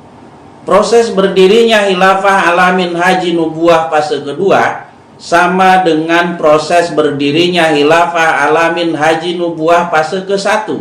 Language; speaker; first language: Indonesian; native; Indonesian